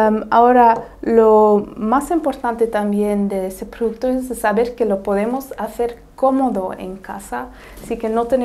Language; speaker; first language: Spanish; non-native, fluent; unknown